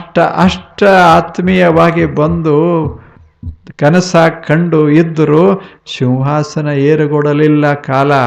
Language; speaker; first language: Kannada; native; Kannada